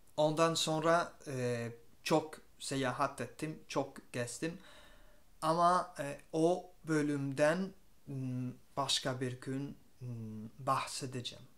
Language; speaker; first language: Turkish; non-native, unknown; Spanish